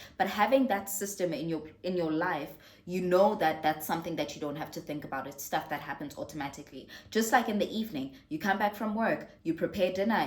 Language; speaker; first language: English; non-native, local second language; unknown